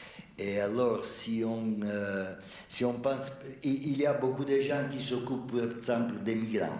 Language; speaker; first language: French; non-native, fluent; Italian